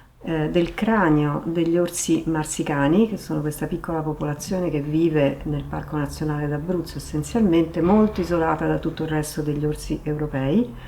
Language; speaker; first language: Italian; native; Italian